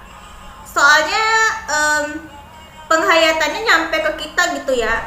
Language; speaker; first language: Indonesian; native; Indonesian